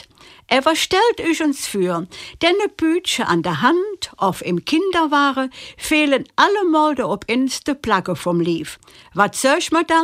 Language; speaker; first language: German; native; German